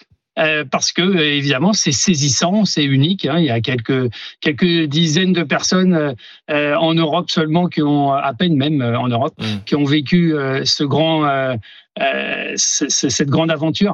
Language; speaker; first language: French; native; French